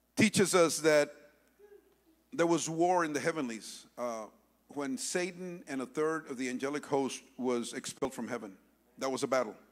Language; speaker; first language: English; native; English